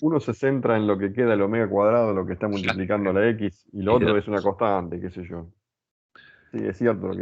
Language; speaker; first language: Spanish; native; Spanish